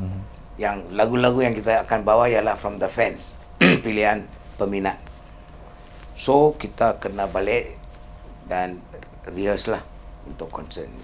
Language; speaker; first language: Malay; non-native, local second language; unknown